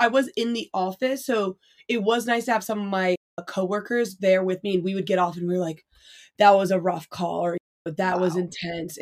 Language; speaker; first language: English; native; English